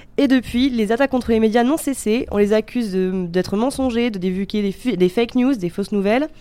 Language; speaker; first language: French; native; French